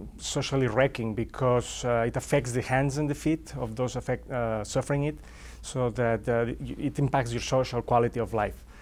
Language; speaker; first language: English; non-native, fluent; Spanish